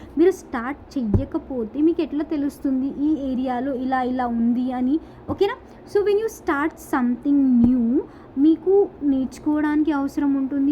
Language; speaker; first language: Telugu; non-native, local second language; Urdu